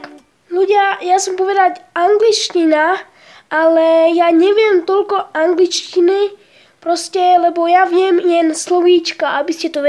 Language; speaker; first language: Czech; non-native, learner; Slovak